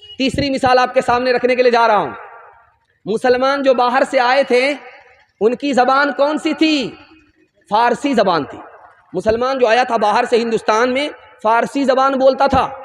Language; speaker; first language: Urdu; non-native, local second language; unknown